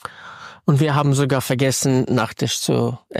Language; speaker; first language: German; non-native, fluent; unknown